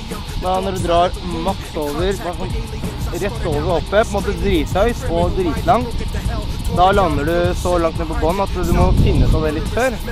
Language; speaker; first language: Norwegian; native; Norwegian